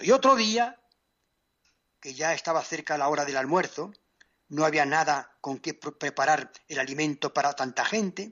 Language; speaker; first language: Spanish; native; Spanish